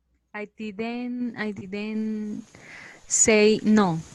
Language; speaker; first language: English; non-native, learner; Spanish